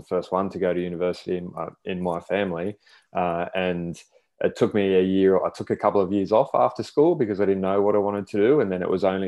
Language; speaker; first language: English; native; English